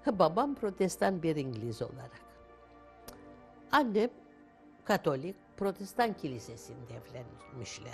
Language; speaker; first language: Turkish; non-native, local second language; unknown